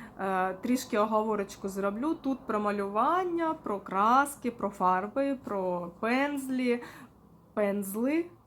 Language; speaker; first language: Ukrainian; non-native, local second language; Russian